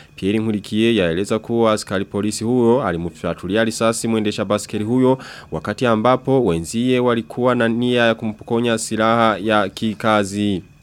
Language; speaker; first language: Swahili; non-native, local second language; Rundi